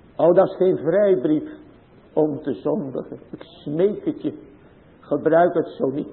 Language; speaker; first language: Dutch; native; Dutch